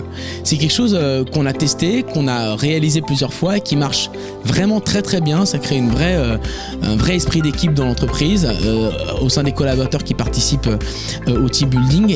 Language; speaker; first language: French; native; French